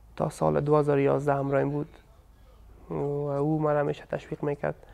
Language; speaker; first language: Persian; native; Persian